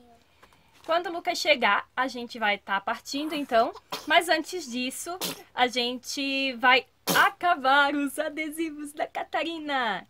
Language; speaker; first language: Portuguese; native; Portuguese